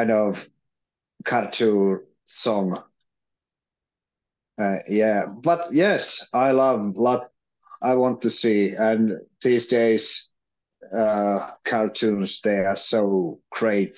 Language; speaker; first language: English; non-native, learner; Finnish